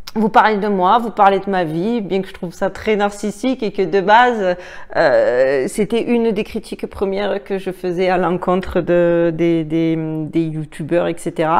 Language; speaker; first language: French; native; French